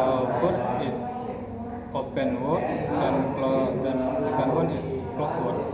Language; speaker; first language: English; non-native, learner; Indonesian